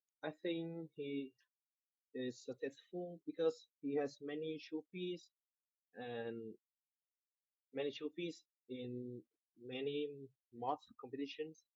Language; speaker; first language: English; non-native, learner; Vietnamese